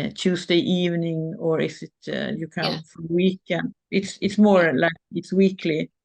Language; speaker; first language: English; non-native, fluent; Swedish